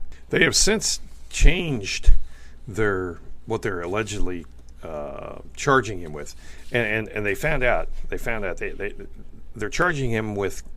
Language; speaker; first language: English; native; English